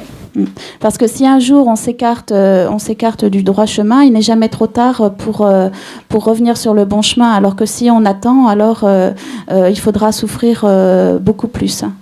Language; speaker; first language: French; native; French